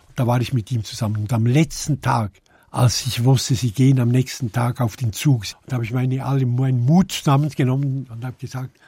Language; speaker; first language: German; native; German